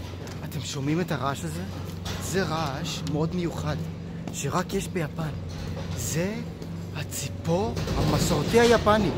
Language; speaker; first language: Hebrew; non-native, fluent; Japanese